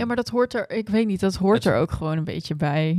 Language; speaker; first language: Dutch; native; Dutch